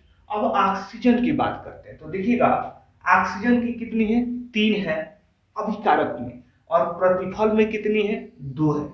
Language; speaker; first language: Hindi; native; Hindi